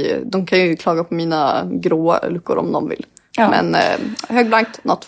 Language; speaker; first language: Swedish; native; Swedish